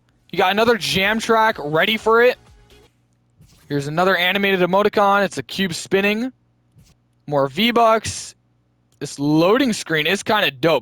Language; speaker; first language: English; native; English